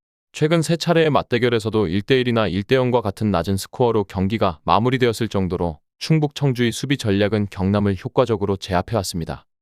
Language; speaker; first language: Korean; native; Korean